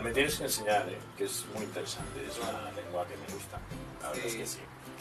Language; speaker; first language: Spanish; native; Spanish